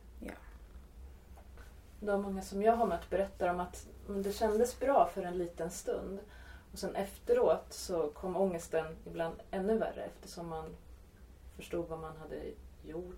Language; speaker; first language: Swedish; native; Swedish